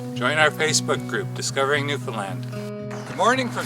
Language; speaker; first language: English; native; English